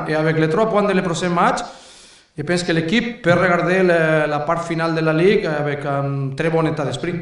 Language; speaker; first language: French; non-native, learner; Spanish